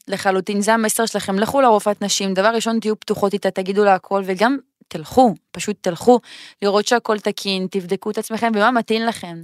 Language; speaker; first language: Hebrew; native; Hebrew